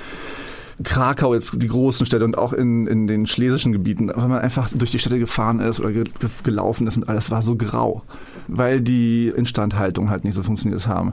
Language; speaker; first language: German; early bilingual, other home language; Polish